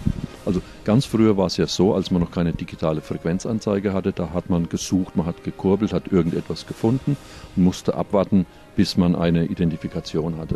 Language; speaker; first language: German; native; German